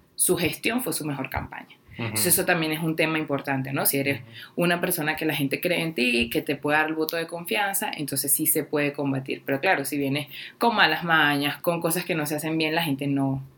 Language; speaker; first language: Spanish; native; Spanish